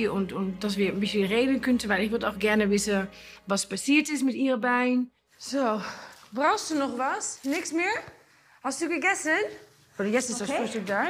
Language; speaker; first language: German; non-native, fluent; Spanish